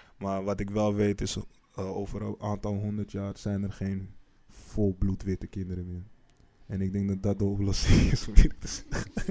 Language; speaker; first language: Dutch; native; Dutch